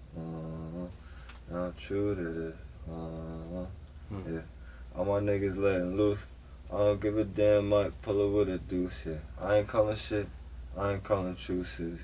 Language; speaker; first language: English; native; English